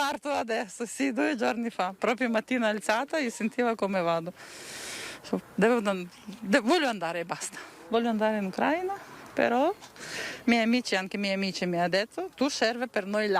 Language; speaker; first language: Italian; non-native, learner; Ukrainian